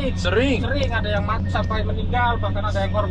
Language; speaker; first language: Indonesian; native; Indonesian